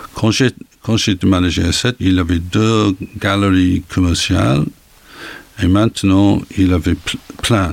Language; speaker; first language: French; non-native, learner; English